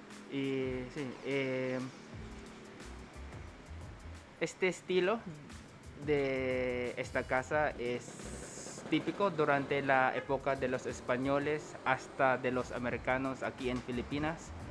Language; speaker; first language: Spanish; non-native, learner; Filipino